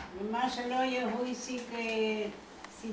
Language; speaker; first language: Hebrew; non-native, fluent; Hungarian